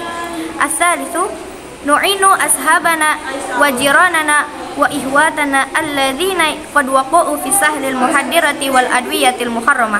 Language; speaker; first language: Arabic; non-native, learner; Indonesian